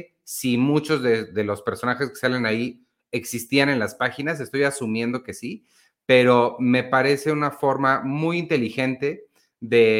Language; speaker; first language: Spanish; native; Spanish